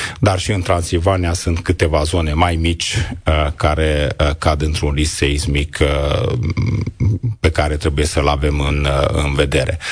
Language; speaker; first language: Romanian; non-native, local second language; Hungarian